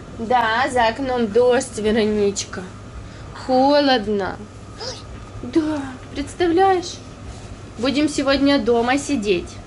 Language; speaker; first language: Russian; non-native, local second language; Ukrainian